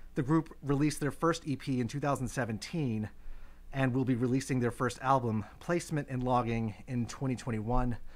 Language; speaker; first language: English; native; English